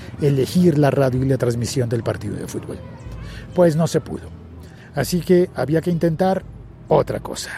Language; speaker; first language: Spanish; native; Spanish